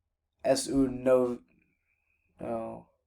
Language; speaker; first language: Spanish; non-native, learner; English